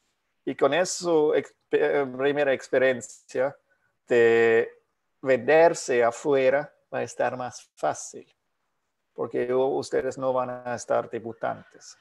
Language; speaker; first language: Spanish; non-native, fluent; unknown